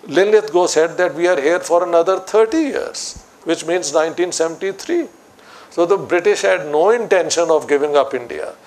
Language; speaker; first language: English; non-native, local second language; Punjabi